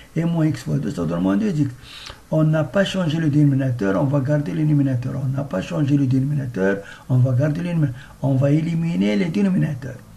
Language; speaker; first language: French; non-native, local second language; Arabic